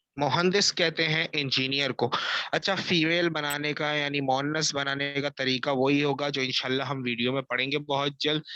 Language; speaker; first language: Urdu; native; Urdu